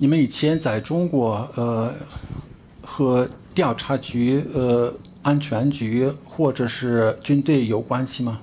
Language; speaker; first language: Chinese; non-native, fluent; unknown